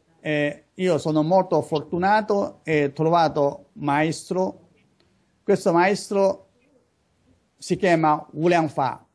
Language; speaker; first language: Italian; non-native, learner; Chinese